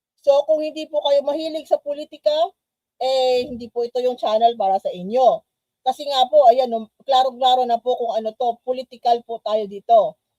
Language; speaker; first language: Filipino; non-native, local second language; Cebuano